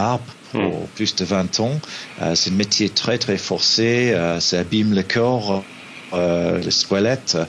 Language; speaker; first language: French; non-native, fluent; English